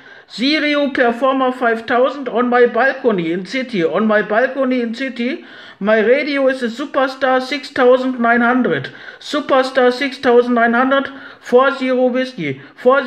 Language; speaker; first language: English; non-native, learner; German